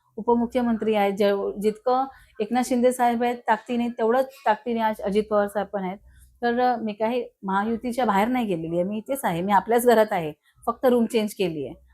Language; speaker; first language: Marathi; non-native, local second language; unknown